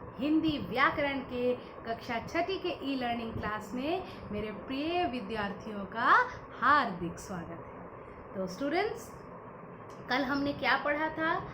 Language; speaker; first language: Hindi; non-native, local second language; Bangla